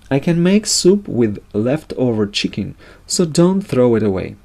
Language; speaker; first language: English; non-native, fluent; Russian